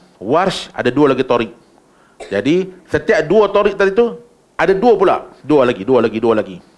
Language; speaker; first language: Malay; native; Malay